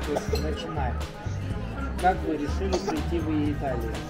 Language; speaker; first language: Russian; non-native, learner; Romanian